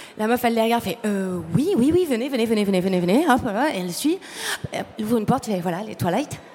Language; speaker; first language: French; early bilingual, other home language; Spanish